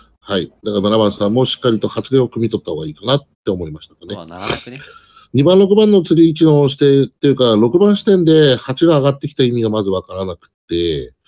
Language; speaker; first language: Japanese; native; Japanese